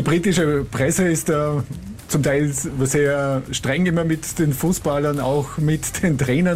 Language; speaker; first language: German; native; German